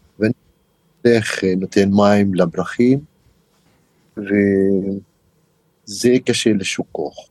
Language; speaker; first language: Hebrew; non-native, local second language; Arabic